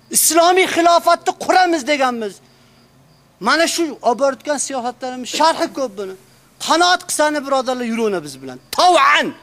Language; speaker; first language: Uzbek; native; Uzbek